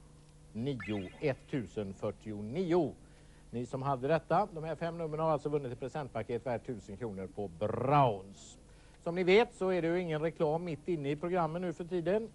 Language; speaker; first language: Swedish; native; Swedish